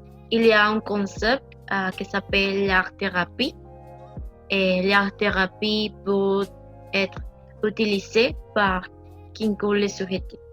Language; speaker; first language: French; non-native, learner; Spanish